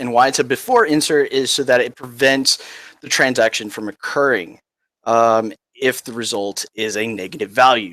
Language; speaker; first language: English; native; English